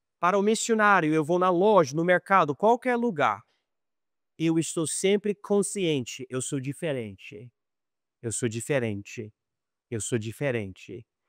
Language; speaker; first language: Portuguese; non-native, fluent; English